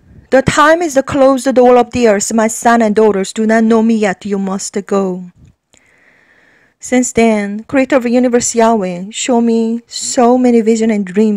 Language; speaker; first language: English; non-native, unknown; Korean